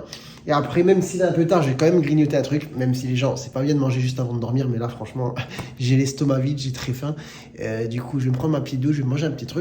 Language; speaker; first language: French; native; French